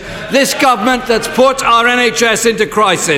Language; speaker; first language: English; native; English